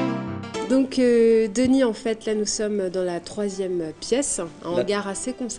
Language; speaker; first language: French; native; French